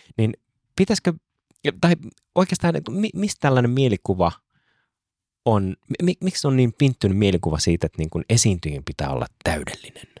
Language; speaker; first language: Finnish; native; Finnish